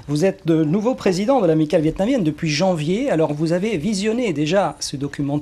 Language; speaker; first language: French; native; French